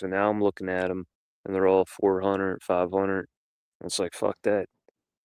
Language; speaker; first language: English; native; English